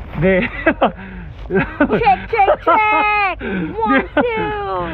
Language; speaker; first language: Korean; non-native, fluent; Filipino